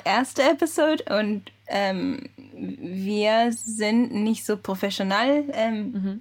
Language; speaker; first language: German; early bilingual, other home language; Japanese